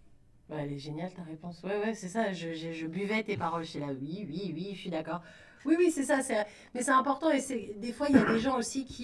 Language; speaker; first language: French; native; French